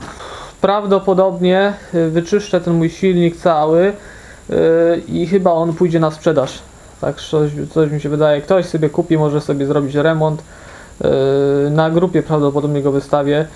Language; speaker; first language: Polish; native; Polish